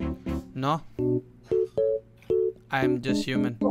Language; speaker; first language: English; non-native, learner; Indonesian